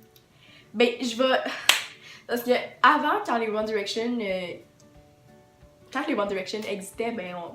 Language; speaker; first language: French; native; French